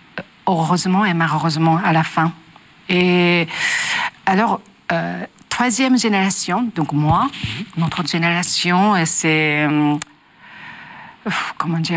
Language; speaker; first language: French; non-native, learner; Japanese